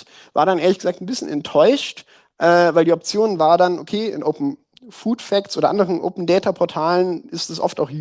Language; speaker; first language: German; native; German